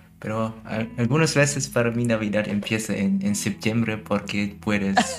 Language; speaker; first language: Spanish; non-native, learner; German